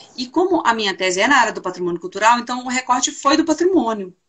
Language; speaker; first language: Portuguese; native; Portuguese